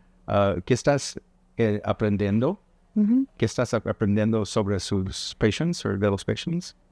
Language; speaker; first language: Spanish; early bilingual, heritage; English